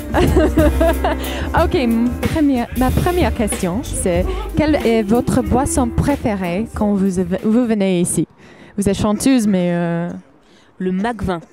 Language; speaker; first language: French; non-native, fluent; English